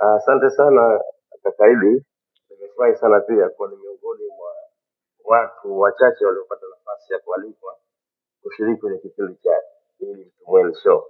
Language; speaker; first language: Swahili; native; Swahili